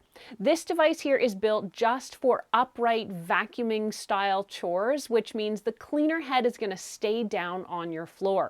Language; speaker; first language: English; native; English